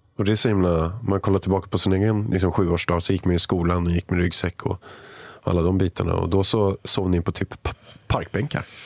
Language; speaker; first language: Swedish; native; Swedish